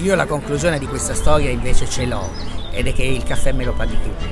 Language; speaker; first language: Italian; native; Italian